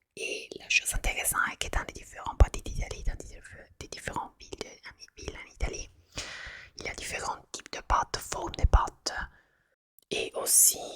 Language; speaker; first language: French; non-native, fluent; Italian